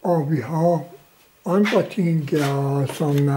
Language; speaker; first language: Danish; non-native, local second language; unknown